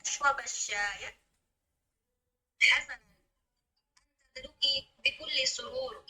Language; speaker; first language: Arabic; non-native, learner; Bangla